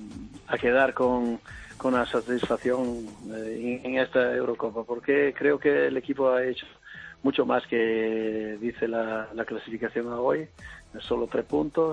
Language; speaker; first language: Spanish; non-native, fluent; Italian